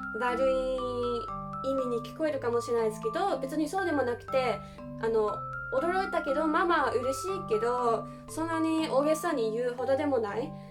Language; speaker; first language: Japanese; non-native, fluent; German